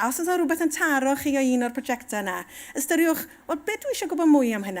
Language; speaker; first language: Welsh; native; Welsh